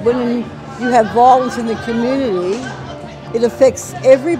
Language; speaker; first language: English; native; English